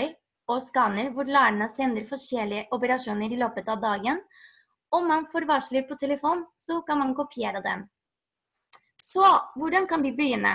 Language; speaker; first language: Norwegian; non-native, fluent; Spanish